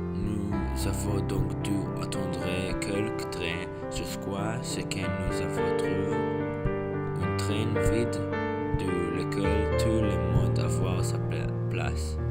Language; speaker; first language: French; non-native, learner; English